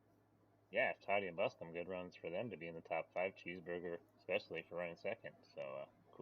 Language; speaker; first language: English; native; English